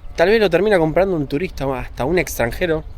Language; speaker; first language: Spanish; native; Spanish